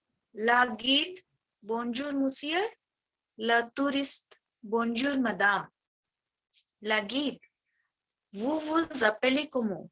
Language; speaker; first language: French; non-native, fluent; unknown